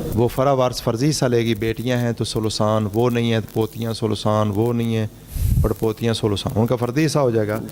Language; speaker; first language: Urdu; non-native, local second language; Punjabi